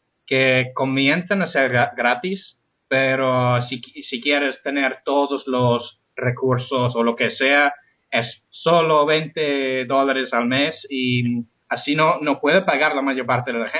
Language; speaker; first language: Spanish; non-native, fluent; English